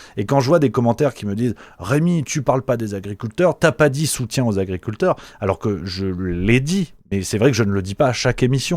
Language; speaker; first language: French; native; French